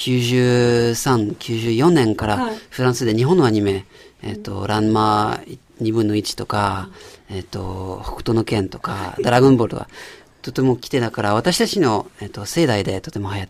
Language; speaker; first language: Japanese; non-native, learner; French